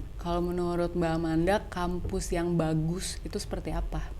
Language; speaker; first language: Indonesian; native; Indonesian